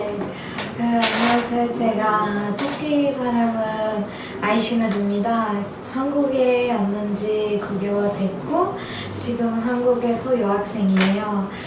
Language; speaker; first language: Korean; non-native, learner; Turkish